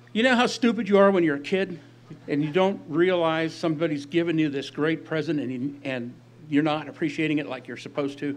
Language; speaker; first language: English; native; English